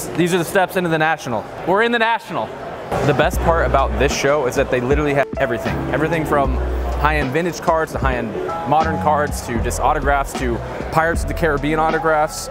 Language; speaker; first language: English; native; English